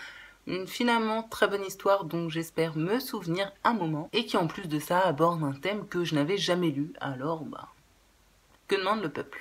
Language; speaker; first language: French; native; French